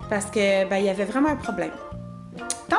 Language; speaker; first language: French; native; French